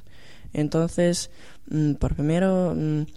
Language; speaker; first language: Spanish; non-native, learner; Swedish